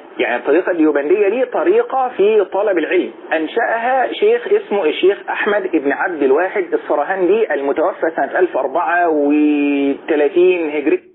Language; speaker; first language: Arabic; native; Arabic